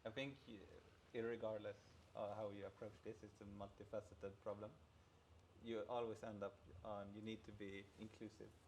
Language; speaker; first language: English; non-native, fluent; Swedish